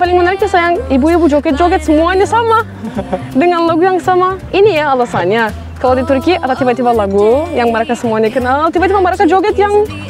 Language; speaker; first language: Indonesian; non-native, fluent; Turkish